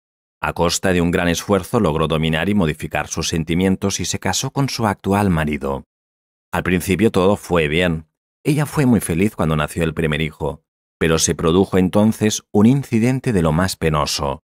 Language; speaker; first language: Spanish; native; Spanish